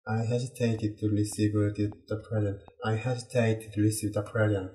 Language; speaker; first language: English; non-native, learner; Korean